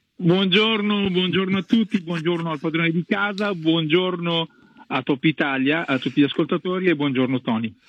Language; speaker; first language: Italian; native; Italian